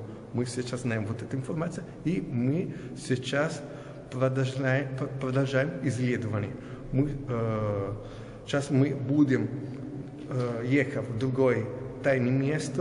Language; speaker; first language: Russian; non-native, learner; Italian